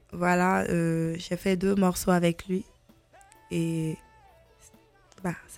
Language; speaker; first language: French; non-native, local second language; Mandingo